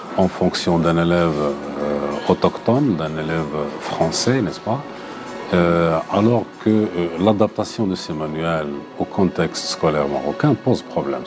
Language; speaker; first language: French; non-native, local second language; Arabic